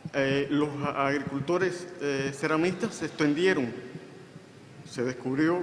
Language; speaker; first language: Spanish; native; Spanish